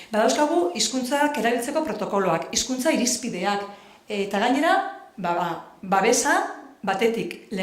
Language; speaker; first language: Basque; native; Basque